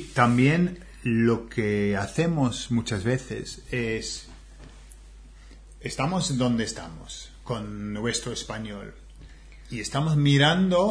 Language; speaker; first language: Spanish; non-native, fluent; English